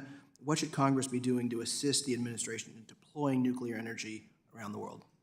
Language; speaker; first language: English; native; English